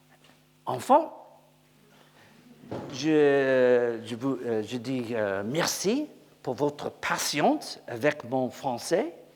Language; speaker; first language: French; non-native, learner; English